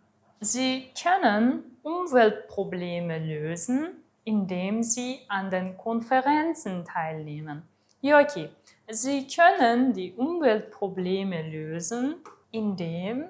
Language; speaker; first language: German; non-native, fluent; Uzbek